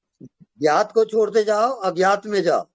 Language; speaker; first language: Hindi; native; Hindi